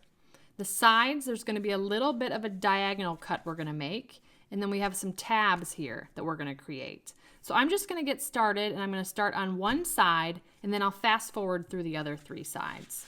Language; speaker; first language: English; native; English